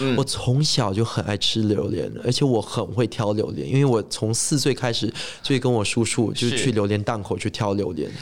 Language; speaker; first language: Chinese; non-native, local second language; English